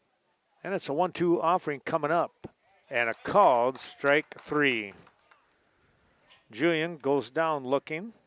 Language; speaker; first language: English; native; English